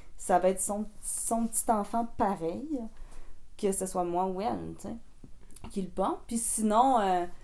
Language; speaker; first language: French; native; French